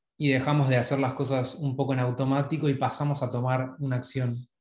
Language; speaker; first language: Spanish; native; Spanish